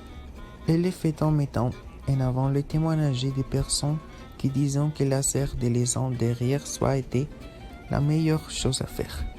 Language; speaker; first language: French; non-native, fluent; Spanish